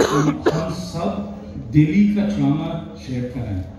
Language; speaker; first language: Hindi; non-native, learner; English